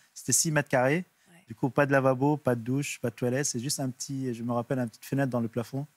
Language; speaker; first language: French; non-native, local second language; Arabic